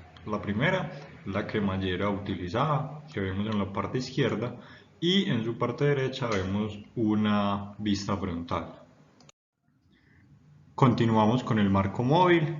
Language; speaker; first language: Spanish; native; Spanish